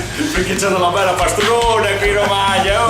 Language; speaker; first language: Italian; native; Italian